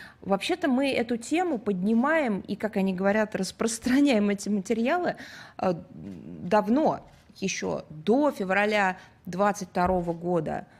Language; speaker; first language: Russian; native; Russian